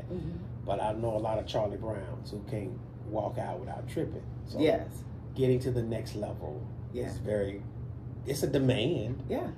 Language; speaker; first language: English; native; English